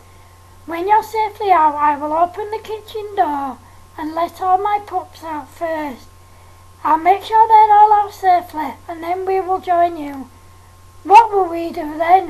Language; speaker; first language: English; native; English